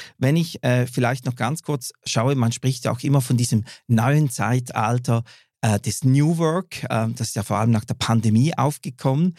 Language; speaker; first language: German; native; German